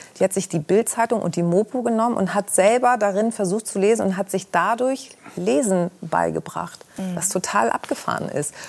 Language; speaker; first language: German; early bilingual, other home language; Greek